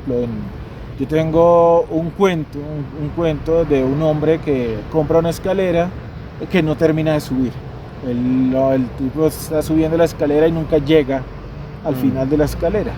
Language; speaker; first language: Spanish; native; Spanish